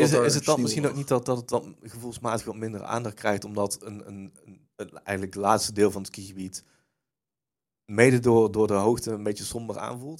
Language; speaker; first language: Dutch; native; Dutch